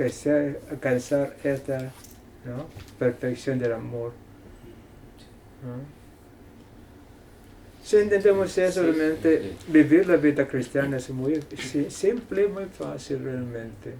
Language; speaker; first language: Spanish; non-native, fluent; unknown